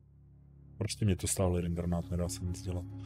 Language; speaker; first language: Czech; native; Czech